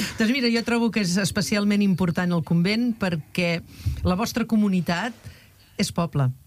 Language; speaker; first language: Catalan; native; Catalan